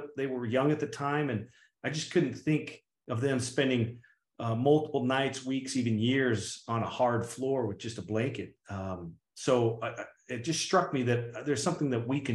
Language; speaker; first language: English; native; English